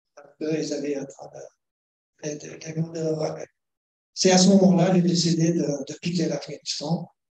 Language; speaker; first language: French; non-native, fluent; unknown